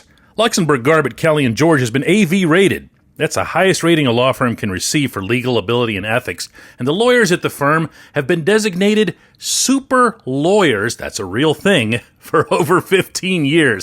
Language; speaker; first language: English; native; English